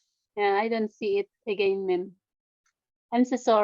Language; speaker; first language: English; non-native, learner; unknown